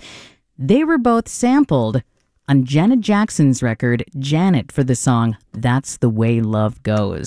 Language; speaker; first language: English; native; English